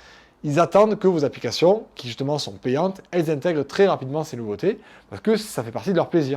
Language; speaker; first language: French; native; French